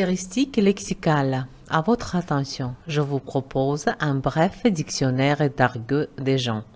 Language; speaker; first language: French; non-native, fluent; Uzbek